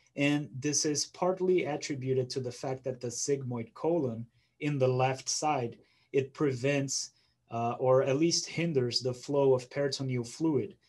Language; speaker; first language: English; non-native, fluent; Portuguese